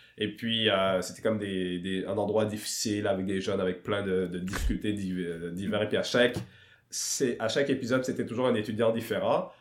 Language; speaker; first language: French; early bilingual, other home language; Swahili